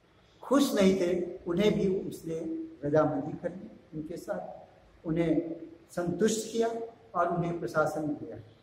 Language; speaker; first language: Hindi; native; Hindi